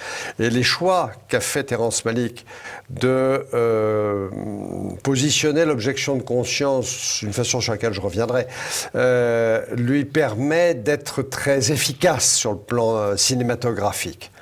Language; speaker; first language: French; native; French